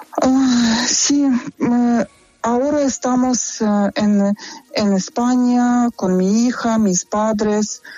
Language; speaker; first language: Spanish; non-native, fluent; Ukrainian